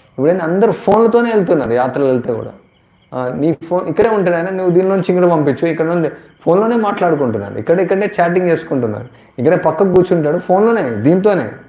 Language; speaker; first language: Telugu; native; Telugu